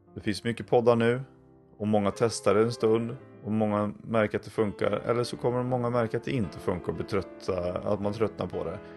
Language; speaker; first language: Swedish; native; Swedish